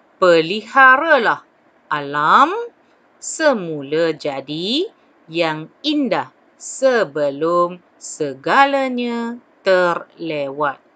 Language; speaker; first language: Malay; non-native, local second language; Chinese